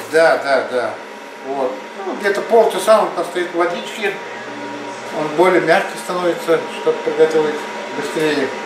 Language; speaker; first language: Russian; non-native, local second language; Uzbek